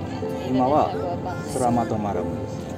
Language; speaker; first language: Japanese; non-native, fluent; Indonesian